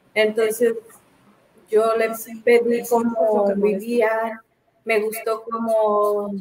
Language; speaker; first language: Spanish; native; Spanish